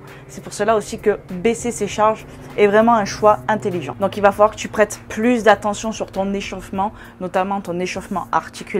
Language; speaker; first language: French; native; French